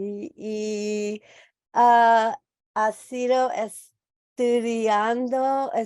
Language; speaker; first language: Spanish; non-native, learner; English